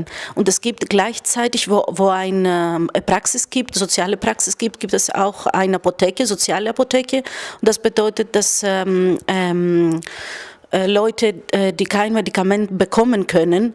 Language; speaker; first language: German; non-native, fluent; Greek